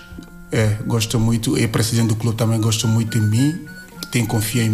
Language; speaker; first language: Portuguese; non-native, learner; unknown